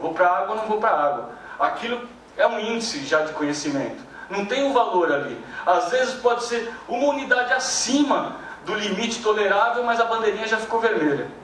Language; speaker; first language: Portuguese; native; Portuguese